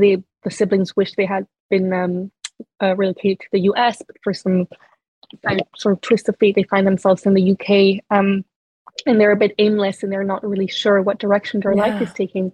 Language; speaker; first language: English; non-native, fluent; French